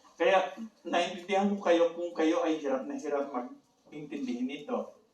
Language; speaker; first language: Filipino; native; Filipino